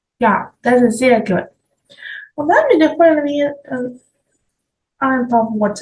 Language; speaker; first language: German; non-native, fluent; Ukrainian